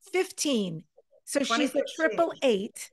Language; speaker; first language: English; native; English